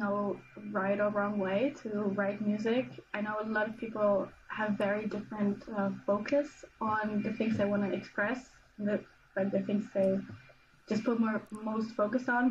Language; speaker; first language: English; non-native, fluent; German